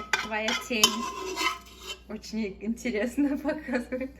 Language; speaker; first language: Russian; early bilingual, heritage; English